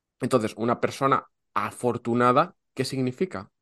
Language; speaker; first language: Spanish; native; Spanish